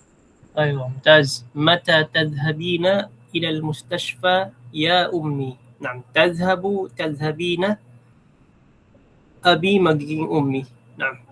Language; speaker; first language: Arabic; non-native, fluent; Filipino